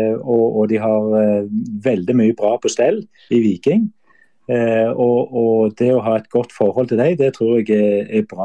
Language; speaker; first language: Norwegian; native; Norwegian